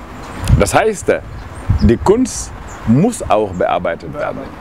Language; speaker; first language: German; non-native, fluent; Wolof